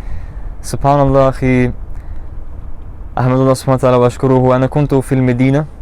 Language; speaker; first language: Arabic; non-native, learner; German